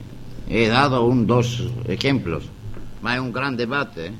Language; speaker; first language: Spanish; non-native, learner; Greek